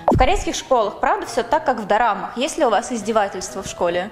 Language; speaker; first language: Russian; native; Russian